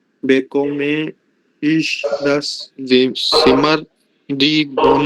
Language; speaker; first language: German; non-native, learner; Urdu